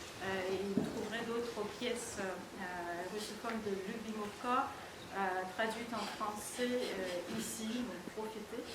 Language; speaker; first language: French; non-native, fluent; Russian